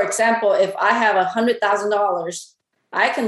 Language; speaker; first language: English; non-native, fluent; Chinese